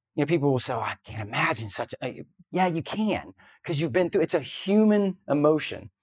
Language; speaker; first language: English; native; English